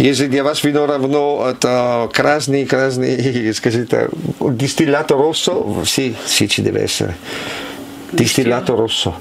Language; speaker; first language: Russian; non-native, learner; Italian